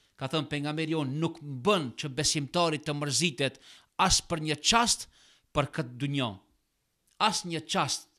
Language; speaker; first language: Albanian; native; Albanian